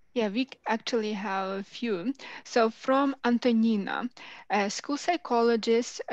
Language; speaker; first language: English; non-native, fluent; Ukrainian